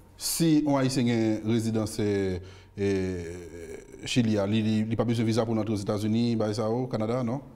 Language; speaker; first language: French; non-native, local second language; Haitian Creole